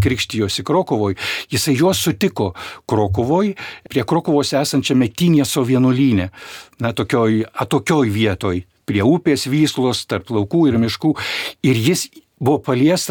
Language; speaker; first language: Lithuanian; native; Lithuanian